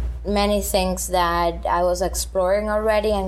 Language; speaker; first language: English; non-native, fluent; Spanish